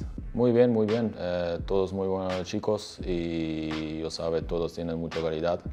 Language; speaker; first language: Spanish; non-native, learner; Turkish